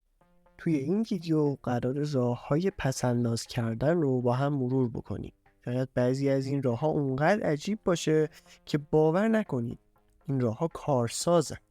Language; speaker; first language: Persian; native; Persian